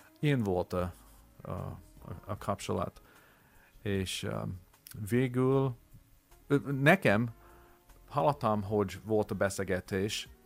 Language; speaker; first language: Hungarian; non-native, learner; English